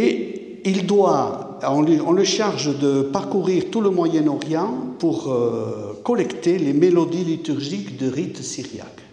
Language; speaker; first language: French; native; French